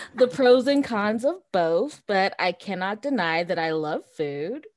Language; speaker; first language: English; early bilingual, other home language; Portuguese